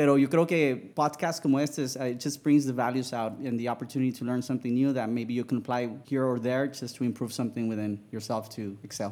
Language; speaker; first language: English; early bilingual, other home language; Spanish